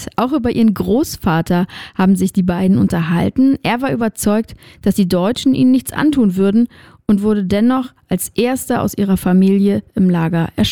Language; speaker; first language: German; native; German